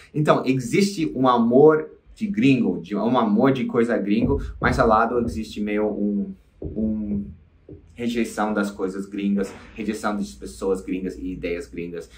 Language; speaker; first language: Portuguese; non-native, fluent; English